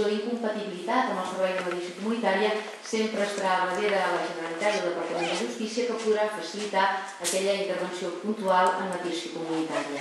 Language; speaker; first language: Catalan; native; Catalan